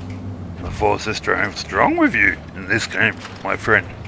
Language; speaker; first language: English; native; English